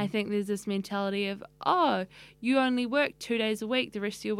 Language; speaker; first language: English; native; English